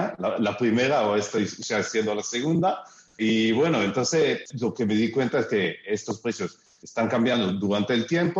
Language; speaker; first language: Spanish; early bilingual, heritage; Spanish